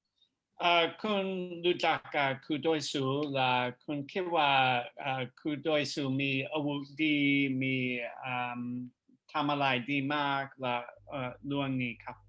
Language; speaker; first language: Thai; non-native, learner; English